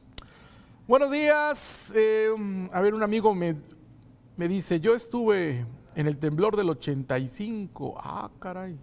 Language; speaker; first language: Spanish; native; Spanish